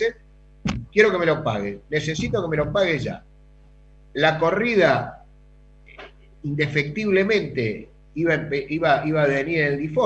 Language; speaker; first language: Spanish; native; Spanish